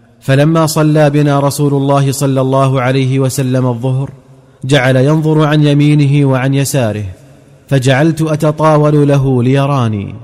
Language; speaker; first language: Arabic; native; Arabic